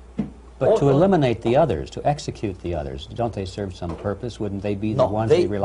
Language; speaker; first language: English; native; English